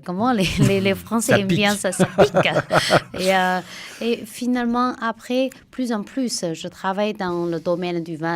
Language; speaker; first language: French; non-native, fluent; Chinese